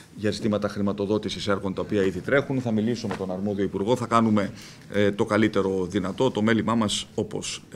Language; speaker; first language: Greek; native; Greek